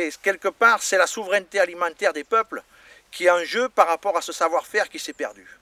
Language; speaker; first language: French; native; French